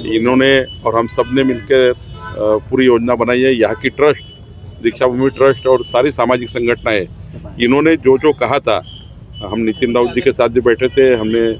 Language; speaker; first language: Hindi; non-native, local second language; Marathi